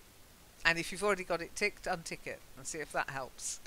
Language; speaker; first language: English; native; English